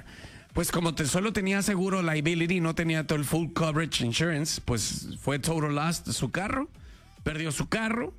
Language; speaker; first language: Spanish; native; Spanish